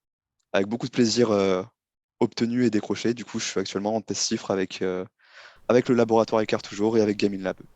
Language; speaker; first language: French; native; French